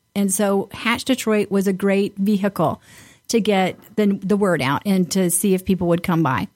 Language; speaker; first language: English; native; English